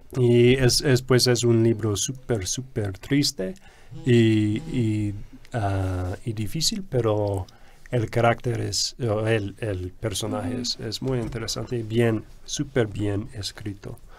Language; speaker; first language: Spanish; non-native, fluent; English